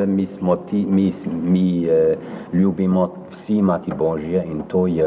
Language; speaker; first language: Slovenian; early bilingual, heritage; French